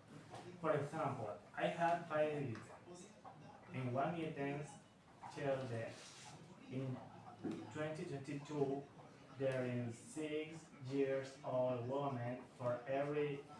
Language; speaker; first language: English; non-native, learner; Spanish